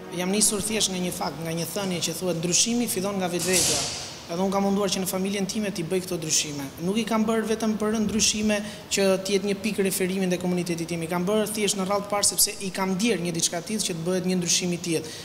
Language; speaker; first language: Albanian; non-native, local second language; Romany